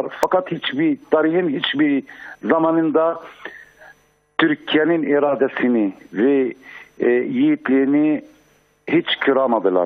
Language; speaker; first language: Turkish; non-native, fluent; Arabic